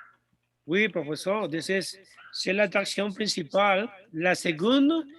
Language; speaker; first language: French; non-native, learner; Spanish